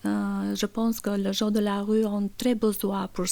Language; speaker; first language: French; non-native, learner; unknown